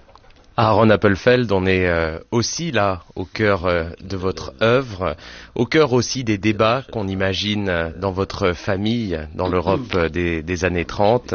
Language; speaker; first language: French; native; French